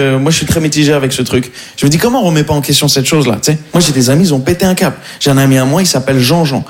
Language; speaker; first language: French; non-native, local second language; Arabic